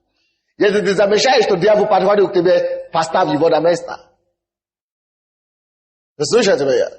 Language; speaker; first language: Russian; non-native, fluent; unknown